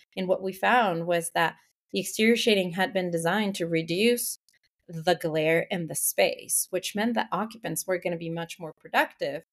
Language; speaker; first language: English; non-native, fluent; Spanish